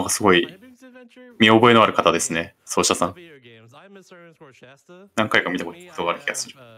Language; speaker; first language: Japanese; native; Japanese